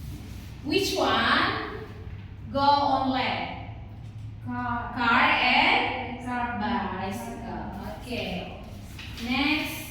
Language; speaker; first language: English; non-native, learner; Indonesian